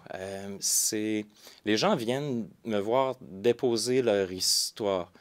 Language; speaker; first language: French; native; French